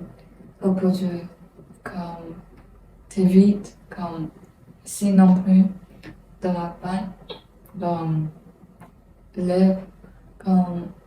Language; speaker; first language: French; non-native, learner; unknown